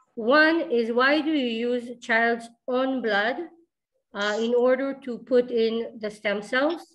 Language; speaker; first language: English; non-native, fluent; Hebrew